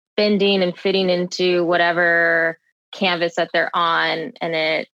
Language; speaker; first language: English; native; English